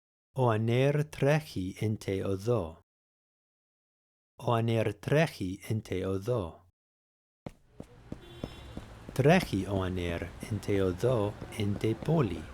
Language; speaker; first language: Greek; non-native, fluent; English